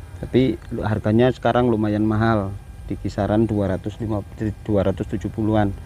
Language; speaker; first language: Indonesian; non-native, local second language; Javanese